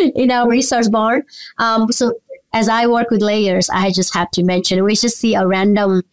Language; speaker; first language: English; non-native, local second language; Nepali